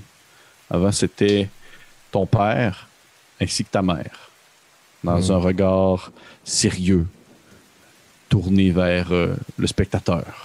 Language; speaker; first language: French; native; French